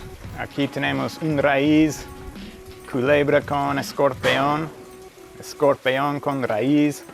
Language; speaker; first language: Spanish; non-native, fluent; English